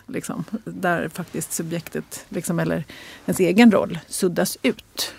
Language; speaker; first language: Swedish; native; Swedish